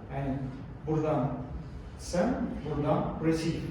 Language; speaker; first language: Turkish; non-native, learner; Kazakh